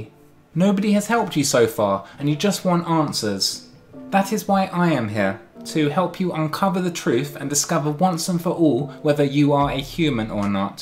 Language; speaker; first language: English; native; English